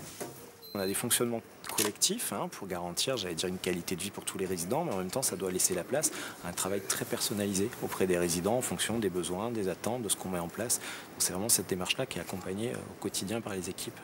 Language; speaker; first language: French; native; French